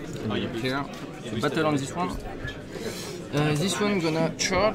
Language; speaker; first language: English; non-native, learner; French